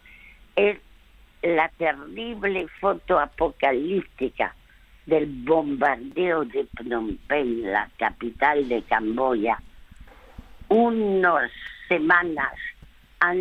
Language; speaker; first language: Spanish; early bilingual, other home language; French